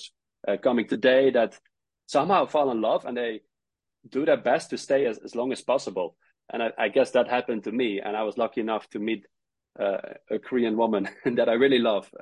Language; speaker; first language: English; non-native, fluent; Dutch